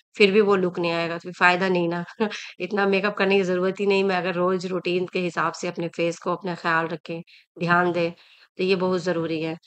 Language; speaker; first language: Hindi; native; Hindi